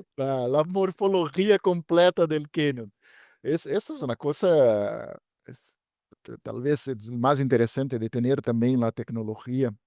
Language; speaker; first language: Spanish; non-native, fluent; Portuguese